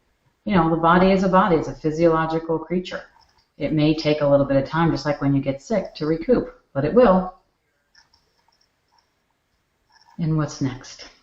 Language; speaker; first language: English; native; English